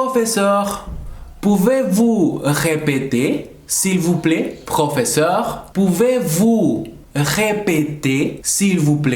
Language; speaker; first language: French; non-native, fluent; Spanish